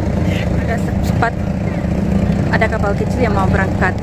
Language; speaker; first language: Indonesian; non-native, learner; Russian